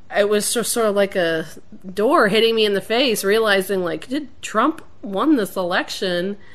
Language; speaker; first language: English; native; English